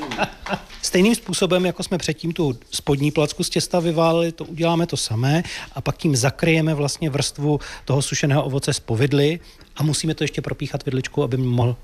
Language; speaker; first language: Czech; native; Czech